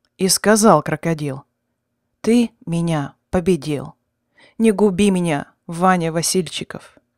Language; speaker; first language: Russian; native; Russian